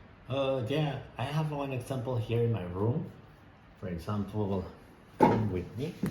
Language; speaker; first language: English; non-native, learner; Spanish